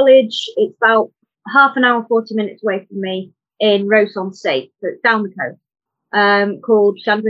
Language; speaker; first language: English; native; English